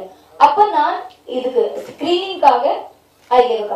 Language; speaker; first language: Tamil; non-native, learner; Malayalam